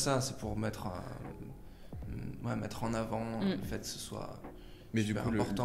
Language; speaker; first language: French; native; French